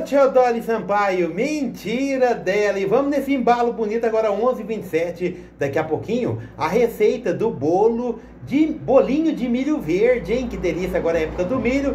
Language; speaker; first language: Portuguese; native; Portuguese